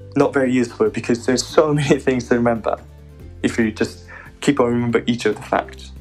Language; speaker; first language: English; non-native, fluent; Japanese